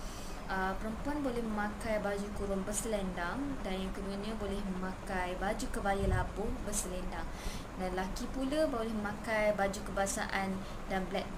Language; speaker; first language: Malay; native; Malay